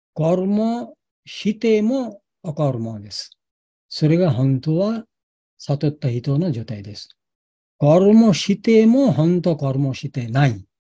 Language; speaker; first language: Japanese; non-native, learner; Bangla